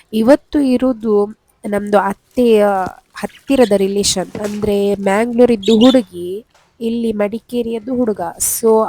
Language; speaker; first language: Kannada; non-native, local second language; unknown